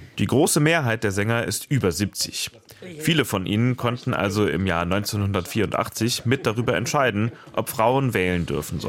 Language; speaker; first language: German; native; German